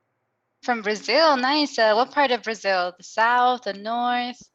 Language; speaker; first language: English; non-native, fluent; Spanish